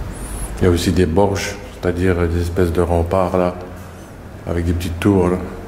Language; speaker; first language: French; native; French